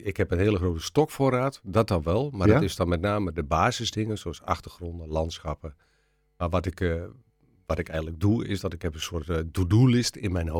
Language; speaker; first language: Dutch; native; Dutch